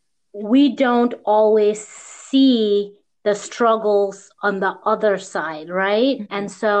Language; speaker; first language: English; native; English